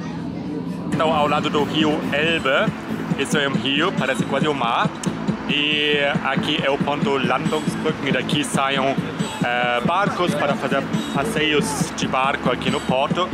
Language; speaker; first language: Portuguese; non-native, fluent; German